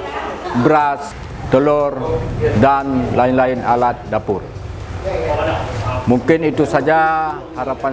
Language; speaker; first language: Indonesian; non-native, local second language; Achinese